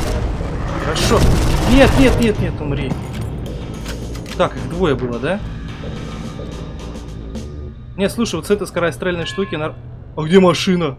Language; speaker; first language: Russian; native; Russian